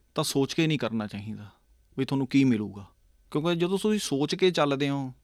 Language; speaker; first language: Punjabi; native; Punjabi